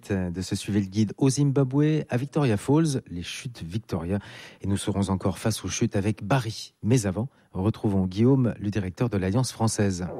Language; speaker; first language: French; native; French